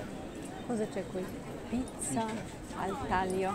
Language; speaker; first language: Italian; non-native, learner; Russian